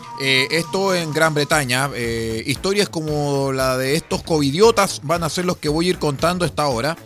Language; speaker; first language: Spanish; native; Spanish